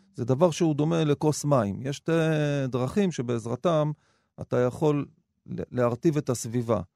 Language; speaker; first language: Hebrew; native; Hebrew